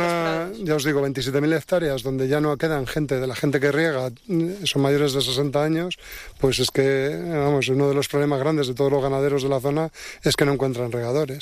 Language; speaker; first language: Spanish; native; Spanish